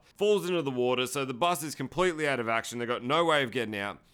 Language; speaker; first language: English; native; English